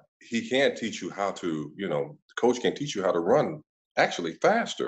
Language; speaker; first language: English; native; English